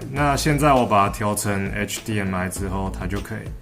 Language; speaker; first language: Chinese; native; Chinese